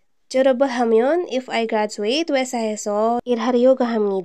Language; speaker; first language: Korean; non-native, fluent; Filipino